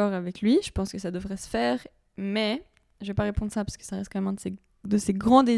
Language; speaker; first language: French; native; French